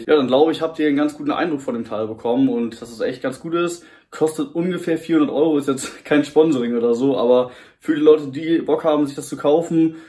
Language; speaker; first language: German; native; German